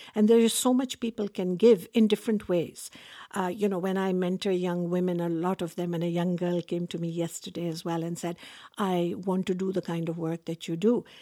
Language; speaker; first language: English; non-native, local second language; Urdu